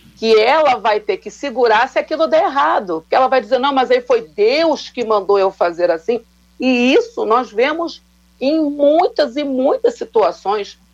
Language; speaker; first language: Portuguese; native; Portuguese